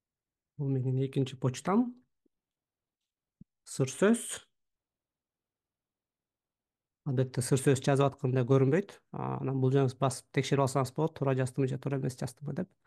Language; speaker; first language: Kyrgyz; native; Kyrgyz